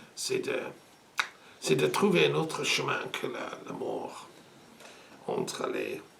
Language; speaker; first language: French; non-native, fluent; English